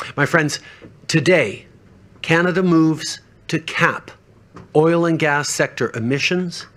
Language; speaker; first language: English; early bilingual, other home language; French